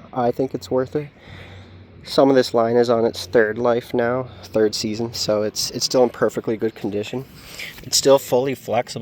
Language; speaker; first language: English; native; English